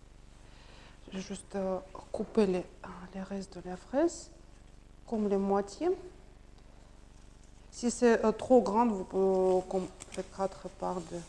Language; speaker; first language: French; non-native, learner; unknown